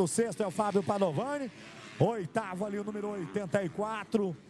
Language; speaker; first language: Portuguese; native; Portuguese